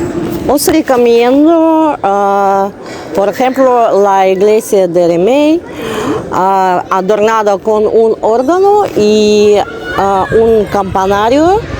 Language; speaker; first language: Spanish; non-native, learner; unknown